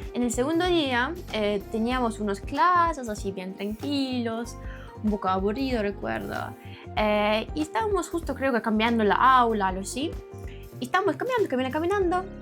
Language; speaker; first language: Spanish; non-native, fluent; Ukrainian